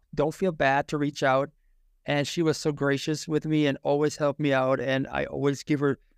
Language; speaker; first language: English; non-native, fluent; German